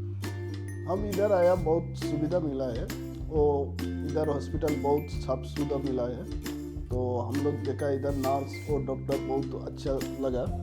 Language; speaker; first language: Hindi; non-native, local second language; Bangla